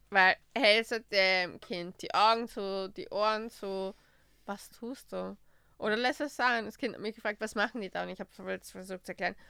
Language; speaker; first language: German; early bilingual, other home language; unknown